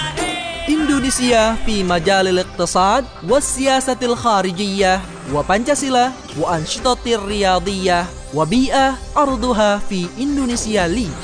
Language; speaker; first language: Arabic; non-native, fluent; Indonesian